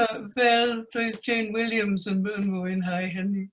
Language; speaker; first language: Welsh; non-native, fluent; English